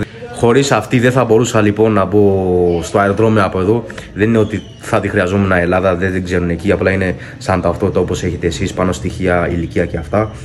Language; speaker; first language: Greek; early bilingual, other home language; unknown